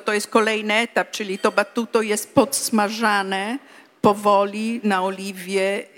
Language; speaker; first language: Polish; non-native, fluent; Italian